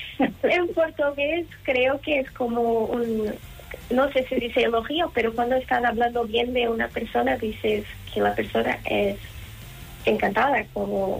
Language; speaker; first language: Spanish; non-native, learner; Portuguese